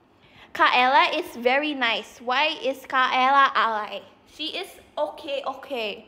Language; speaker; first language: English; non-native, learner; Indonesian